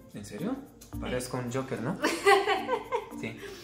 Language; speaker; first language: Spanish; non-native, fluent; Lithuanian